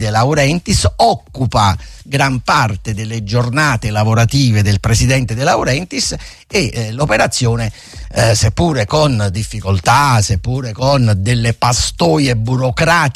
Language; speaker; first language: Italian; native; Italian